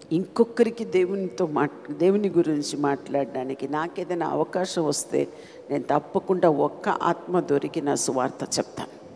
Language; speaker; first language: Telugu; non-native, fluent; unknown